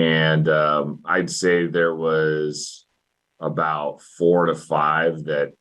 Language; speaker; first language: English; native; English